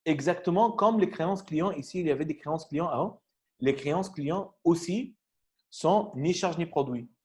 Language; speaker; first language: French; non-native, fluent; Arabic